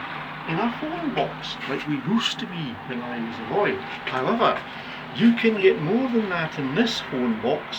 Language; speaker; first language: English; native; English